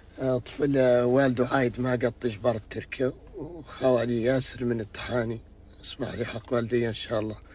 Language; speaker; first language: Arabic; native; Arabic